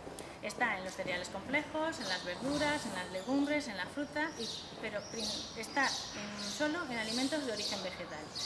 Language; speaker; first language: Spanish; native; Spanish